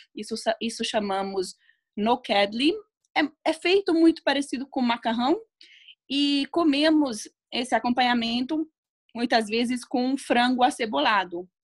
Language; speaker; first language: Portuguese; non-native, fluent; Hungarian